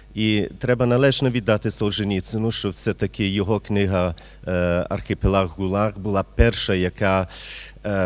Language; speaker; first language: Ukrainian; early bilingual, heritage; Ukrainian